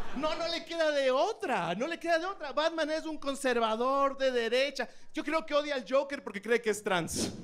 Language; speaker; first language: Spanish; native; Spanish